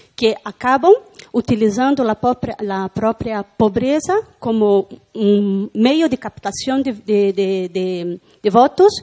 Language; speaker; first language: Spanish; non-native, learner; Portuguese